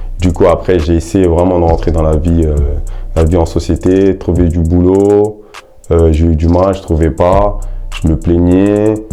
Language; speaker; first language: French; early bilingual, other home language; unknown